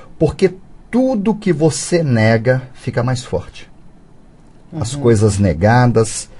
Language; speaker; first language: Portuguese; native; Portuguese